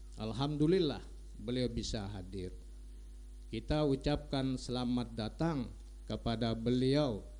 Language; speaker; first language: Indonesian; non-native, local second language; Sasak